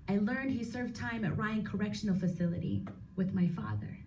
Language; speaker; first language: English; native; English